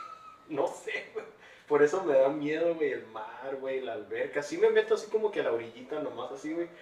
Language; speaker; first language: Spanish; early bilingual, heritage; Spanish